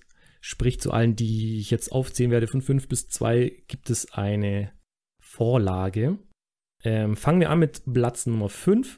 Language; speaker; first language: German; native; German